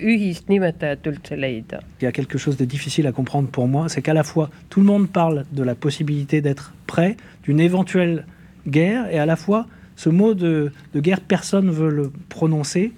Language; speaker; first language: French; native; French